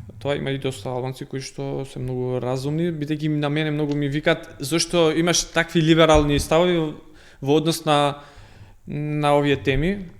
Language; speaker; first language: Macedonian; non-native, local second language; Albanian